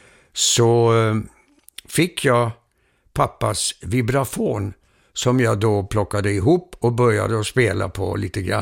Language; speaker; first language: Swedish; early bilingual, heritage; Swedish